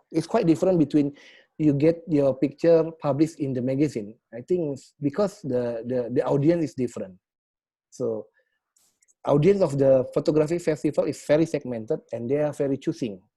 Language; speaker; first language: English; non-native, learner; Indonesian